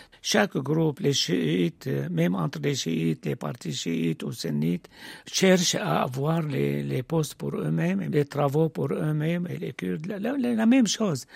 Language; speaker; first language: French; non-native, fluent; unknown